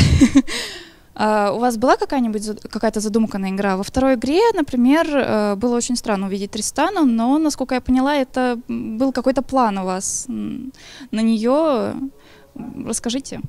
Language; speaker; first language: Russian; native; Russian